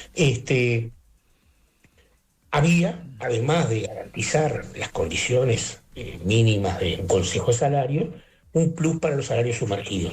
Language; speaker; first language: Spanish; native; Spanish